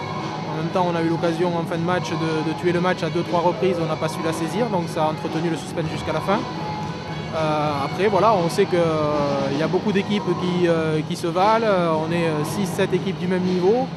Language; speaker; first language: French; native; French